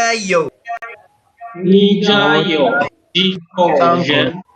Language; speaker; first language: Chinese; non-native, learner; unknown